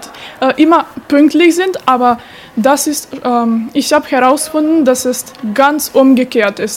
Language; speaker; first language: German; non-native, fluent; Macedonian